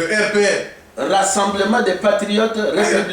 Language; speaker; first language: French; non-native, local second language; Lingala